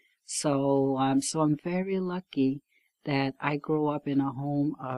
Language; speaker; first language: English; non-native, fluent; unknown